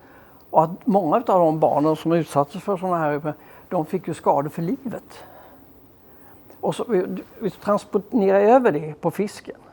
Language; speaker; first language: Swedish; native; Swedish